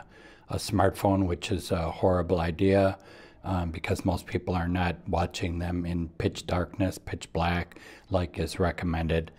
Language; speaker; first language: English; native; English